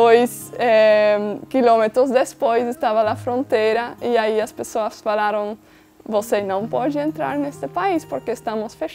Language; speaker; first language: Portuguese; non-native, fluent; Dutch